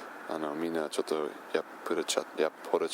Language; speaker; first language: Japanese; non-native, learner; English